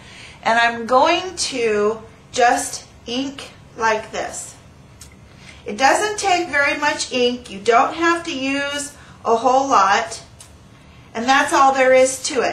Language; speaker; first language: English; native; English